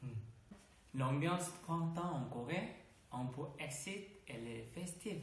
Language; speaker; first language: French; non-native, learner; Korean